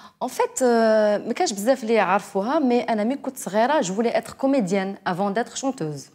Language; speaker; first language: French; non-native, local second language; Arabic